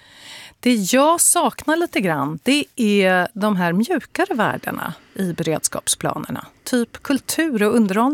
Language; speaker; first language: Swedish; native; Swedish